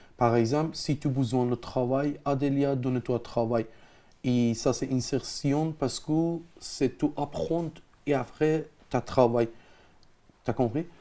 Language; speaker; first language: French; non-native, learner; Persian